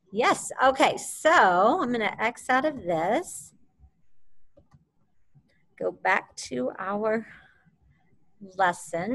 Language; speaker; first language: English; native; English